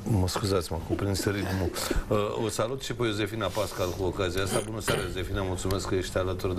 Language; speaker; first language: Romanian; native; Romanian